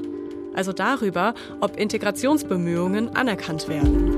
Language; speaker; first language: German; native; German